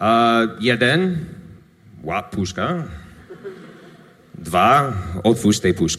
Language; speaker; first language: Polish; non-native, learner; English